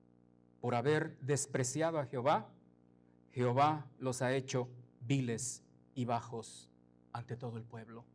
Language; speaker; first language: Spanish; native; Spanish